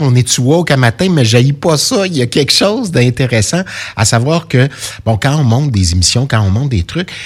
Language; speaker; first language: French; native; French